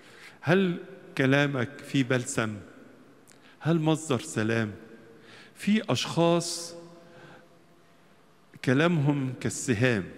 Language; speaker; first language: Arabic; native; Arabic